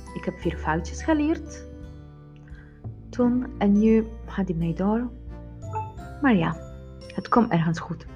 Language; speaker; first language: Dutch; non-native, learner; Polish